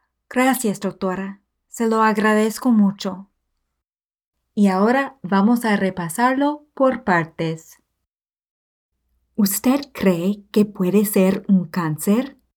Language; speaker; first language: Spanish; non-native, fluent; English